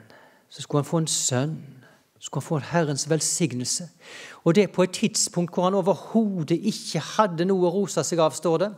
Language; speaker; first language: Norwegian; native; Norwegian